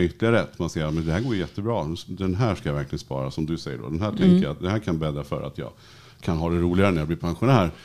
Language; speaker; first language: Swedish; native; Swedish